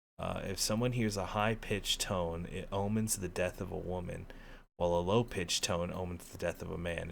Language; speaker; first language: English; native; English